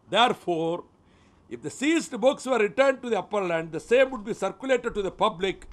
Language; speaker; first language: English; non-native, local second language; Tamil